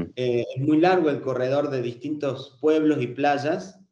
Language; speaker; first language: Spanish; native; Spanish